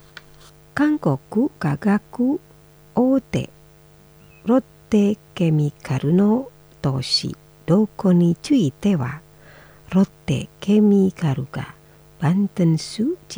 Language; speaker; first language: Japanese; non-native, fluent; Indonesian